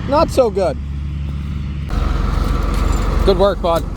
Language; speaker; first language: English; native; English